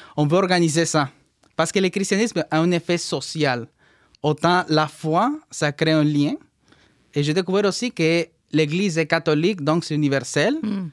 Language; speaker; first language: French; non-native, fluent; Spanish